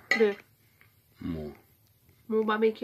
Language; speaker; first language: Korean; non-native, learner; Thai